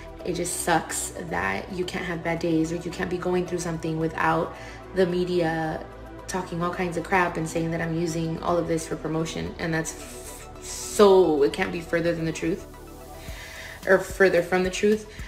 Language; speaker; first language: English; early bilingual, other home language; Spanish